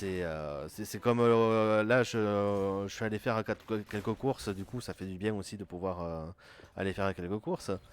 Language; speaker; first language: French; native; French